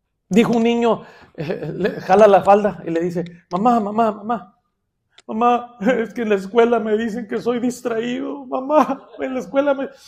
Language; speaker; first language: Spanish; native; Spanish